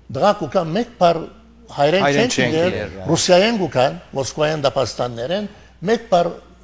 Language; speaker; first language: Armenian; early bilingual, heritage; Armenian